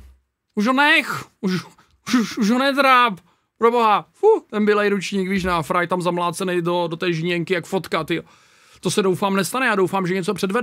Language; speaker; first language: Czech; native; Czech